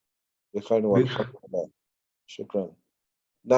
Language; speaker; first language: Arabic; non-native, fluent; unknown